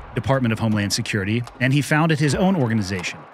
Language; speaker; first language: English; native; English